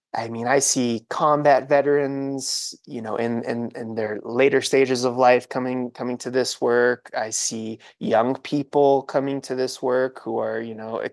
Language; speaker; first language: English; native; English